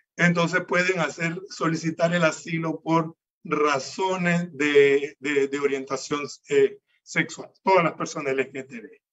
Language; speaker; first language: Spanish; native; Spanish